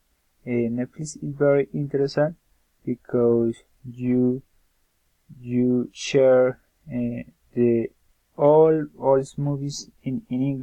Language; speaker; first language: English; non-native, learner; Spanish